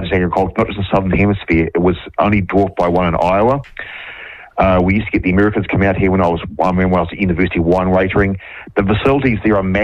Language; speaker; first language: English; native; English